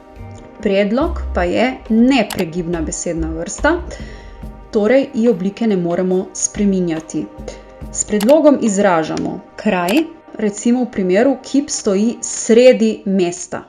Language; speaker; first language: Slovenian; native; Slovenian